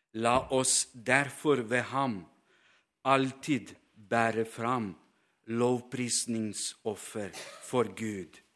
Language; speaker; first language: Norwegian; non-native, fluent; Ukrainian